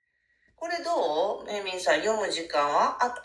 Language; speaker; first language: Japanese; native; Japanese